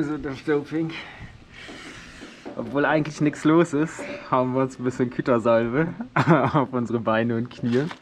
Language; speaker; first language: German; native; German